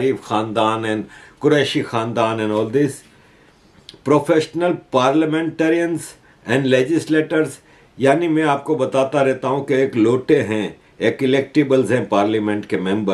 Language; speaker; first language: Urdu; native; Urdu